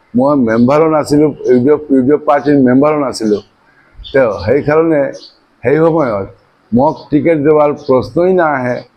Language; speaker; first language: Assamese; non-native, local second language; Bangla